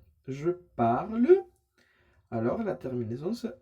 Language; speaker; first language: French; non-native, fluent; Spanish